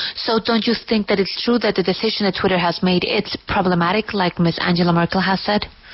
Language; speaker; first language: English; non-native, fluent; Spanish